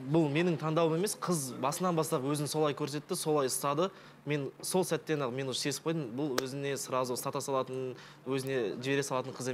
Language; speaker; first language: Kazakh; native; Kazakh